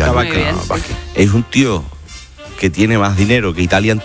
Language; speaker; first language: Spanish; native; Spanish